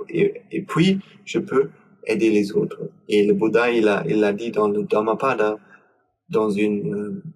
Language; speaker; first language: French; non-native, learner; German